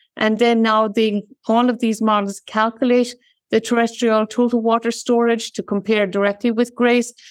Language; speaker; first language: English; native; English